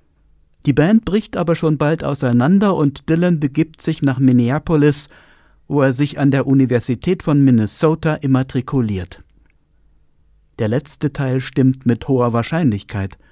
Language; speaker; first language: German; native; German